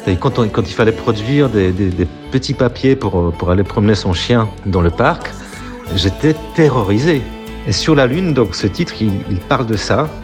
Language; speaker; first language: French; non-native, fluent; Polish